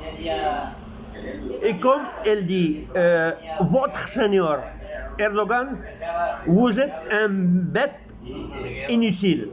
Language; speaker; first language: French; non-native, local second language; Arabic